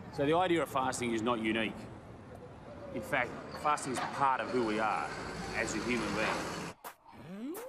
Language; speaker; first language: English; native; English